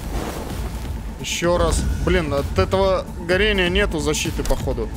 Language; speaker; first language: Russian; native; Russian